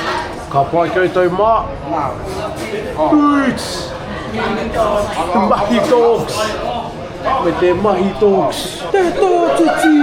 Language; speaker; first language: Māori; non-native, learner; English